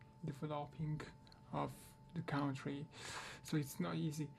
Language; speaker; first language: English; non-native, learner; Italian